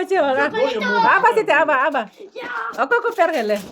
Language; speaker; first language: Finnish; non-native, learner; Filipino